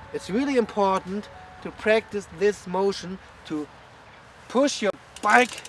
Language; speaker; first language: English; non-native, fluent; German